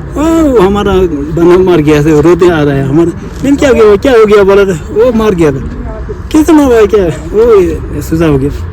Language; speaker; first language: Hindi; non-native, local second language; Tibetan